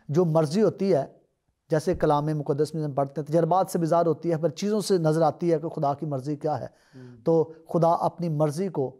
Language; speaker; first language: Urdu; non-native, local second language; Punjabi